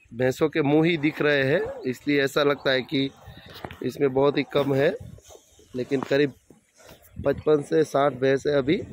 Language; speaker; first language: Hindi; non-native, local second language; Gujarati